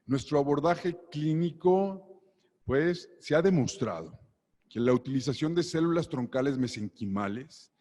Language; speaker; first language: Spanish; native; Spanish